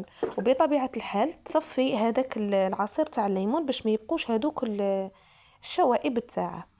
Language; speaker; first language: Arabic; native; Arabic